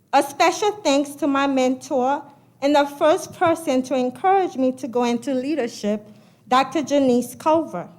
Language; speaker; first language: English; early bilingual, other home language; Haitian Creole